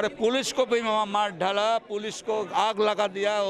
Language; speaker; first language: Hindi; non-native, learner; Bangla